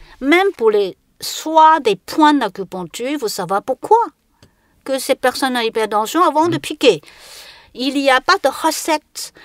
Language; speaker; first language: French; non-native, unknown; Chinese